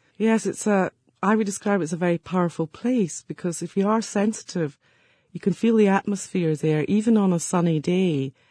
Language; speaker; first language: English; native; English